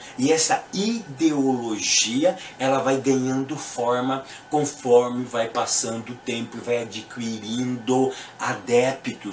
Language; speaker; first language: Portuguese; native; Portuguese